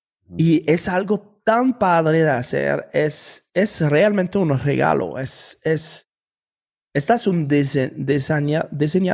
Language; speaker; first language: Spanish; non-native, fluent; French